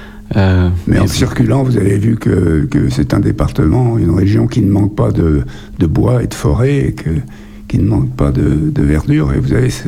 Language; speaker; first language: French; native; French